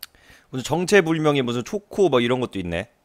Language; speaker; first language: Korean; native; Korean